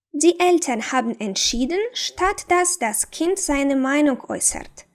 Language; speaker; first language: German; non-native, fluent; Ukrainian